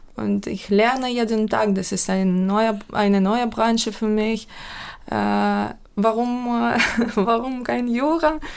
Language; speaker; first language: German; non-native, fluent; Ukrainian